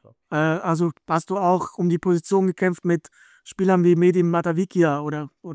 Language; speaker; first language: German; native; German